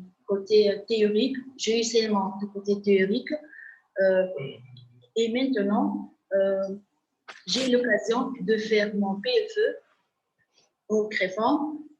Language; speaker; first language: French; non-native, local second language; Arabic